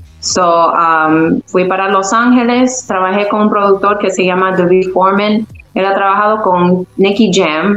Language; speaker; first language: Spanish; early bilingual, other home language; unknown